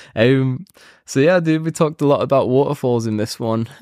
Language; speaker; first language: English; native; English